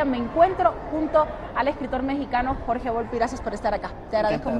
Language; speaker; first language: Spanish; native; Spanish